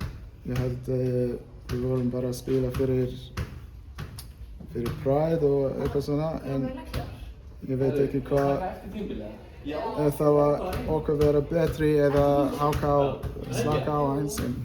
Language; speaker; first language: Icelandic; non-native, learner; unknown